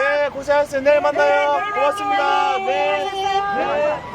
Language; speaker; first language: Korean; native; Korean